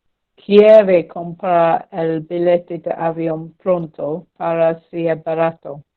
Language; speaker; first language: Spanish; non-native, learner; English